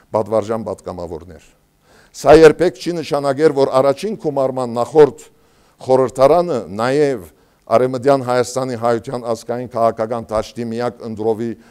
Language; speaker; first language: Armenian; early bilingual, heritage; Armenian